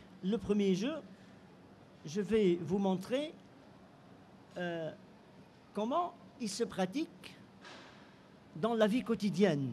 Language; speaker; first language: French; non-native, local second language; Arabic